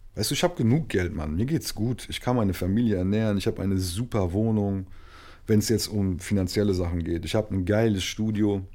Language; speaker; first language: German; native; German